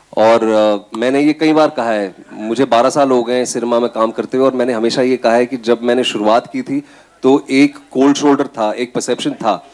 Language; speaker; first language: Hindi; native; Hindi